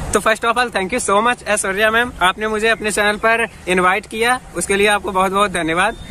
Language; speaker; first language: Hindi; native; Hindi